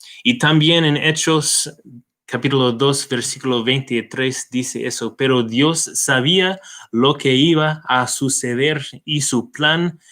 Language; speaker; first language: Spanish; non-native, fluent; English